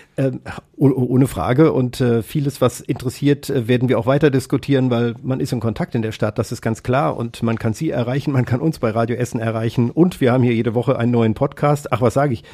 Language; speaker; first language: German; native; German